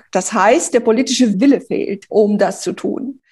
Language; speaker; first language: German; early bilingual, other home language; Romanian